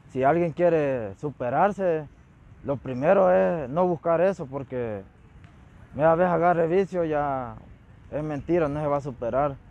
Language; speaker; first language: Spanish; native; Spanish